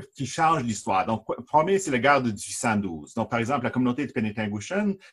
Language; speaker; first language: French; native; French